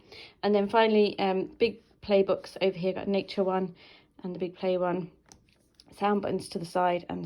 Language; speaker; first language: English; native; English